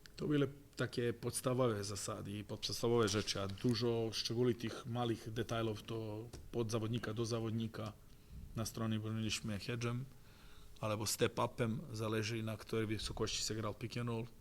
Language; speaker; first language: Polish; non-native, fluent; Croatian